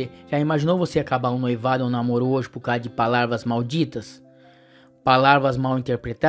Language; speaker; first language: Portuguese; native; Portuguese